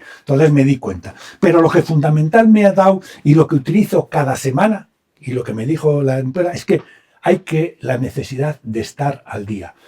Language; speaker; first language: Spanish; native; Spanish